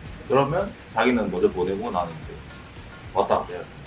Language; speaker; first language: Korean; native; Korean